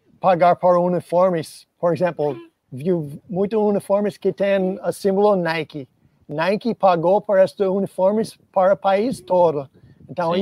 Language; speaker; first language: Portuguese; non-native, fluent; English